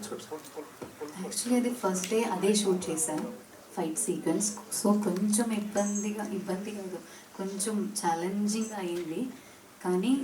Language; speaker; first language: Telugu; non-native, learner; Malayalam